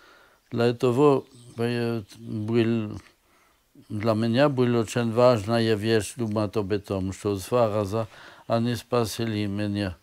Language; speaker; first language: Russian; non-native, learner; French